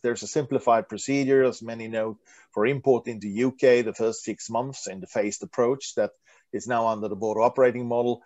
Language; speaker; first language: English; non-native, fluent; Swedish